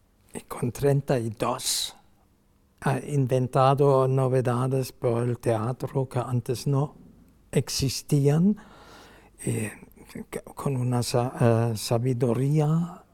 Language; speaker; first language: Spanish; non-native, fluent; German